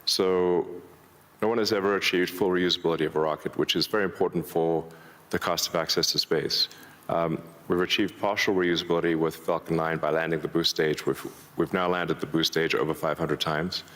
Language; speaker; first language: English; early bilingual, other home language; Afrikaans